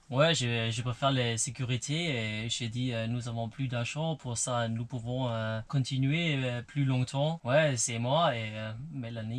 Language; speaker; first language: French; non-native, learner; German